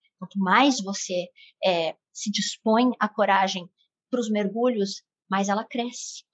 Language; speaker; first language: Portuguese; native; Portuguese